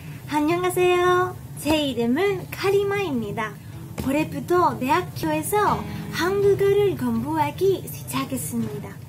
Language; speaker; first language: Korean; non-native, learner; Spanish